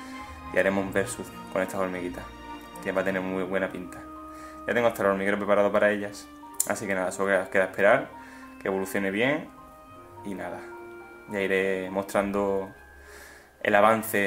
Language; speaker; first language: Spanish; native; Spanish